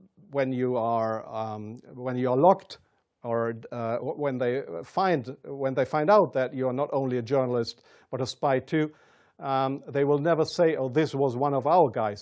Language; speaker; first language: English; non-native, fluent; German